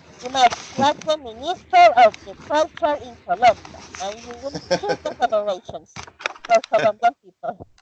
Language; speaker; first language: English; non-native, learner; Spanish